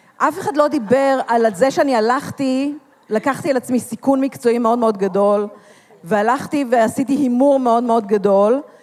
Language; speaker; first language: Hebrew; native; Hebrew